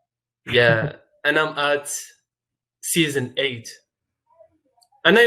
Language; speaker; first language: English; non-native, fluent; Arabic